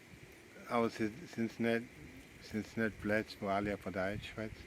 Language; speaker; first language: German; early bilingual, heritage; Pennsylvania German